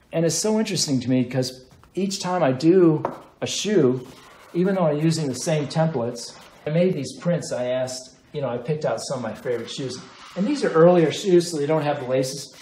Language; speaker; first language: English; native; English